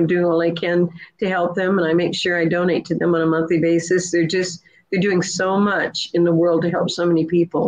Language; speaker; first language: English; native; English